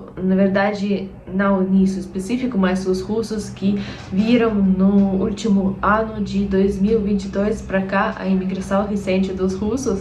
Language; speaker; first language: Portuguese; non-native, fluent; Russian